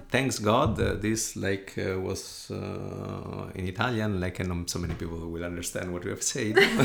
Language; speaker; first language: English; non-native, fluent; Italian